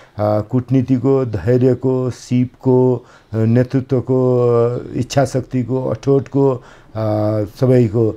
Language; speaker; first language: Nepali; native; Nepali